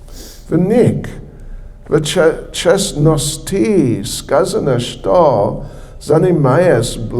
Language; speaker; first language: Russian; non-native, learner; English